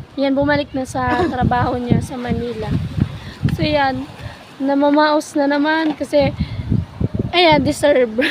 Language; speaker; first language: Filipino; non-native, local second language; Bikol